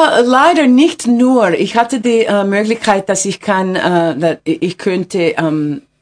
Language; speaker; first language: German; non-native, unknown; English